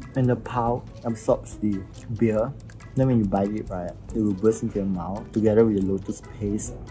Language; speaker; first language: English; non-native, local second language; Pampanga